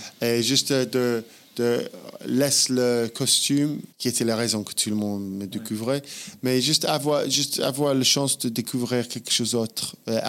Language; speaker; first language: French; non-native, fluent; English